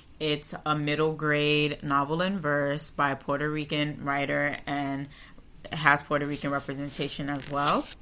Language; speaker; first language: English; native; English